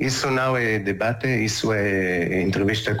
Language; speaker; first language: Portuguese; non-native, learner; Hebrew